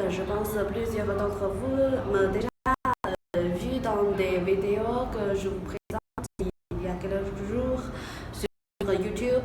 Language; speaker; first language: French; non-native, fluent; Chinese